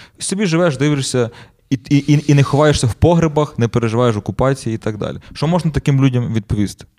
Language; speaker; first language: Ukrainian; native; Ukrainian